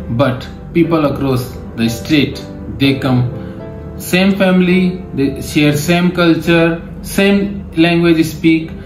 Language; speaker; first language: English; non-native, local second language; Hindi